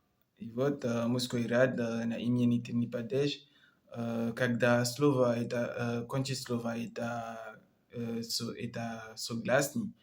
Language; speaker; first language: Russian; non-native, learner; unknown